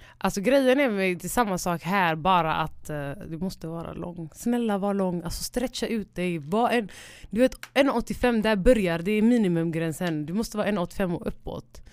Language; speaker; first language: Swedish; early bilingual, other home language; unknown